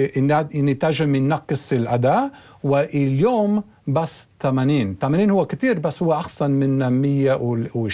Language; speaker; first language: Arabic; non-native, learner; English